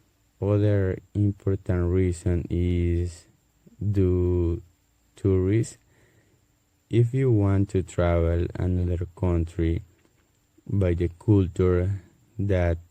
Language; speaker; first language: English; non-native, learner; Spanish